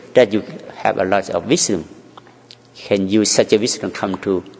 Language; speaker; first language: English; non-native, learner; Thai